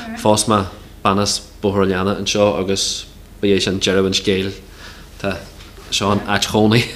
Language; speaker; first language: Irish; non-native, local second language; English